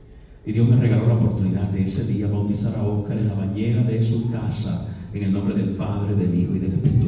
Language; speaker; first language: Spanish; native; Spanish